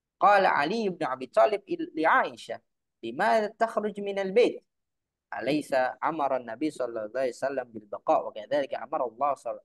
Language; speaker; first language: Arabic; non-native, fluent; Indonesian